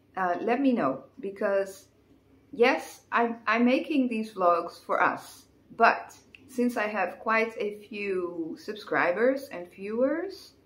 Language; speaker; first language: English; non-native, fluent; Dutch